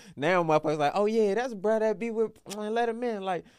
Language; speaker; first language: English; native; English